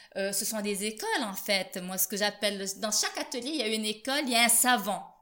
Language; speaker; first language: French; non-native, local second language; Arabic